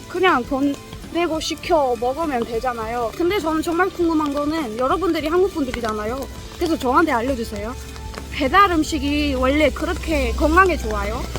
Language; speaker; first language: Korean; non-native, fluent; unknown